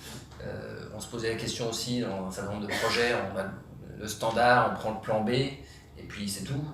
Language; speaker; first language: French; native; French